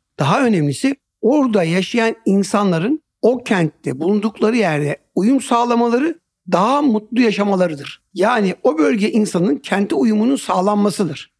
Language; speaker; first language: Turkish; native; Turkish